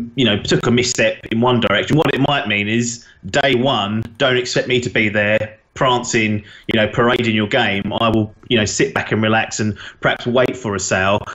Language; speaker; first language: English; native; English